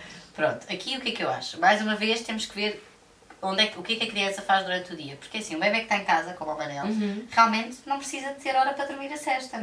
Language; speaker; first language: Portuguese; native; Portuguese